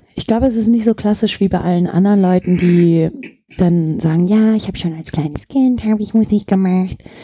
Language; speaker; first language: German; early bilingual, other home language; Turkish